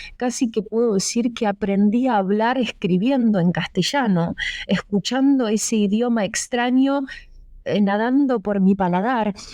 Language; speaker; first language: Spanish; early bilingual, other home language; Russian